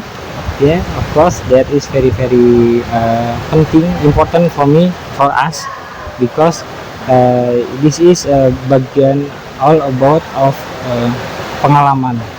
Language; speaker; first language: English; non-native, learner; Indonesian